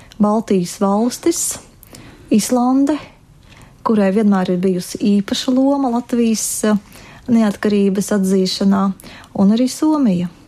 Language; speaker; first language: Latvian; native; Latvian